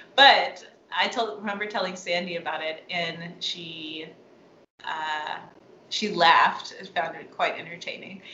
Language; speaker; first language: English; native; English